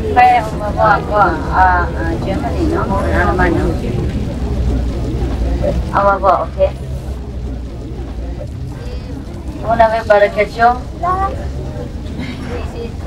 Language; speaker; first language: French; non-native, learner; Vietnamese